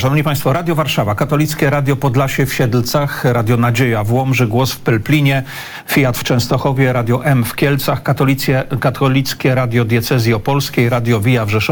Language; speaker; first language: Polish; native; Polish